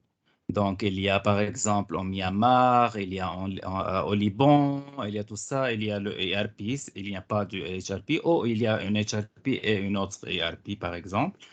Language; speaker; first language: French; non-native, fluent; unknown